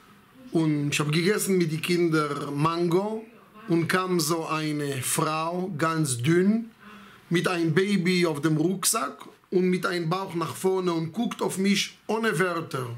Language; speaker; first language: German; non-native, fluent; Hebrew